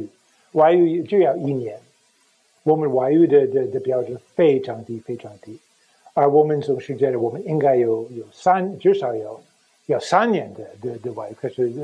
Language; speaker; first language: Chinese; non-native, fluent; English